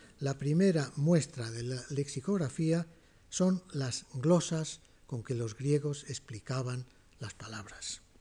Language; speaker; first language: Spanish; native; Spanish